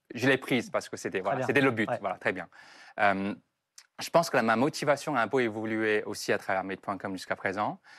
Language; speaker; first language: French; non-native, fluent; Chinese